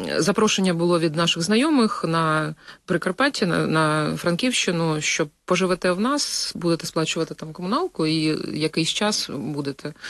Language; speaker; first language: Ukrainian; native; Ukrainian